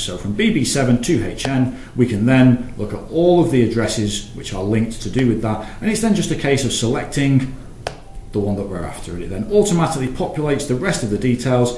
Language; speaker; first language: English; native; English